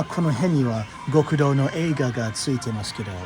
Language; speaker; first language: Japanese; non-native, fluent; English